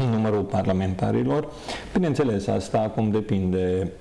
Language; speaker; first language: Romanian; non-native, local second language; Hungarian